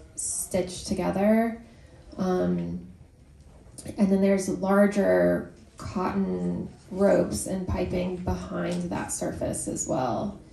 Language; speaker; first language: English; native; English